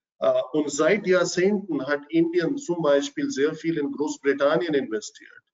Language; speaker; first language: German; non-native, fluent; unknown